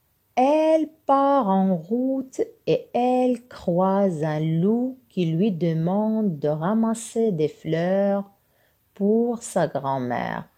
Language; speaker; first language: French; non-native, local second language; Arabic